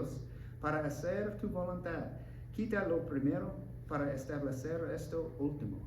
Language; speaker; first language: Spanish; non-native, learner; English